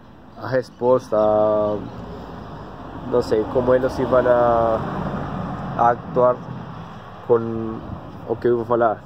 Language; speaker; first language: Portuguese; non-native, learner; Spanish